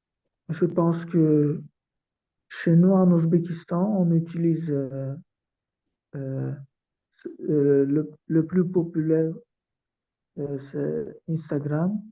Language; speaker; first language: French; non-native, learner; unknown